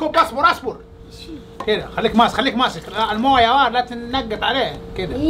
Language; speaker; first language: Arabic; native; Arabic